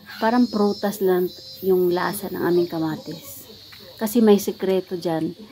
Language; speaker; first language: Filipino; non-native, local second language; Cebuano